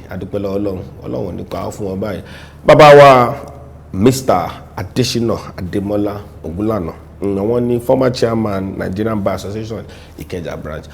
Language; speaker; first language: Yoruba; native; Yoruba